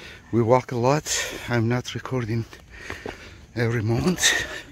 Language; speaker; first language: English; non-native, fluent; Turkish